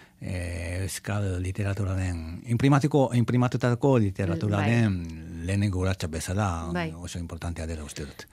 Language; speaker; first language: Basque; non-native, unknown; Japanese